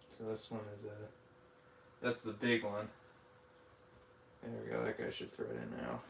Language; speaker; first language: English; native; English